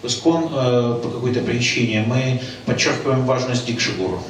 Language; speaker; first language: Russian; native; Russian